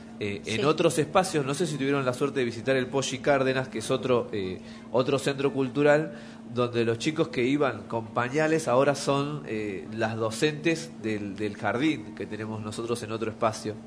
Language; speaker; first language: Spanish; native; Spanish